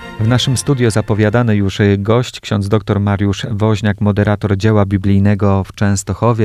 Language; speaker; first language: Polish; native; Polish